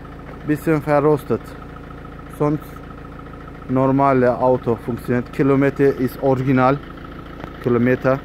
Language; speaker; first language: German; non-native, learner; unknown